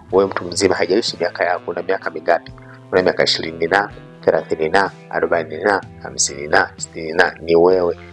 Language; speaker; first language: Swahili; native; Swahili